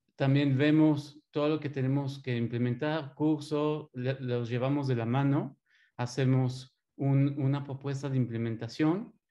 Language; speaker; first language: Spanish; non-native, fluent; French